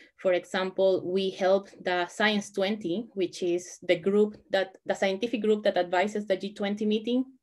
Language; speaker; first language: English; non-native, fluent; Spanish